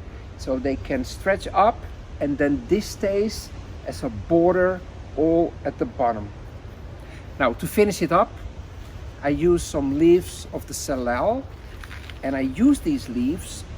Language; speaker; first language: English; non-native, fluent; Dutch